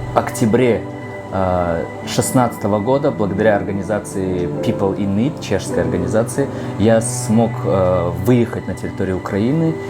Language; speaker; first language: Russian; non-native, local second language; Tajik